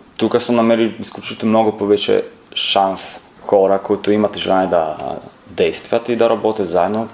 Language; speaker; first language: Bulgarian; non-native, fluent; Italian